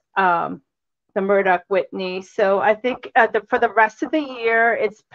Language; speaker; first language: English; native; English